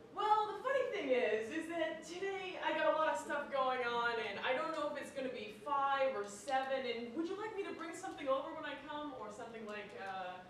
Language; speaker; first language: English; native; English